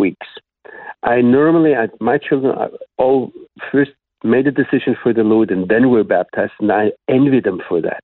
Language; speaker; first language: English; non-native, fluent; German